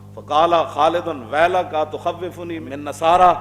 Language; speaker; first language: Urdu; non-native, local second language; Punjabi